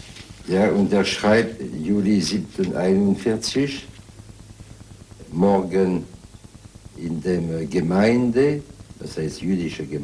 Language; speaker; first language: German; non-native, fluent; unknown